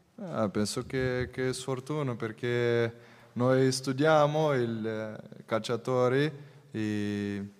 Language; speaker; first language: Italian; non-native, learner; Portuguese